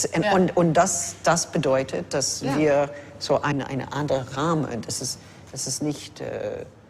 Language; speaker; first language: German; non-native, fluent; English